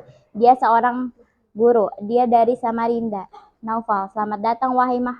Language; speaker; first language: Indonesian; native; Indonesian